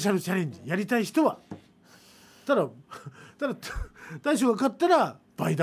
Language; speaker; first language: Japanese; native; Japanese